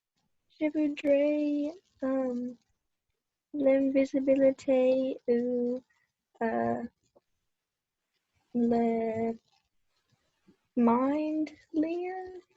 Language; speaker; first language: French; non-native, learner; English